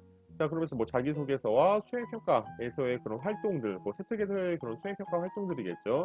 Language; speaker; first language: Korean; native; Korean